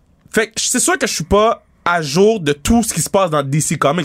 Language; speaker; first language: French; native; French